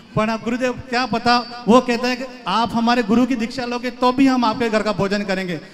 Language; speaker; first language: Hindi; native; Hindi